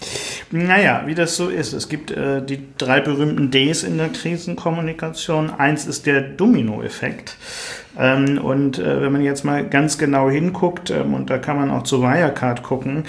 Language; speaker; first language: German; native; German